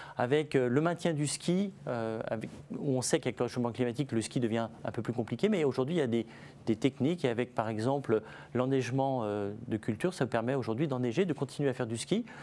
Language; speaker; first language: French; native; French